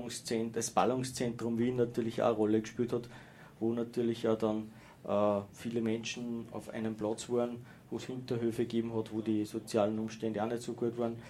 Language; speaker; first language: German; native; German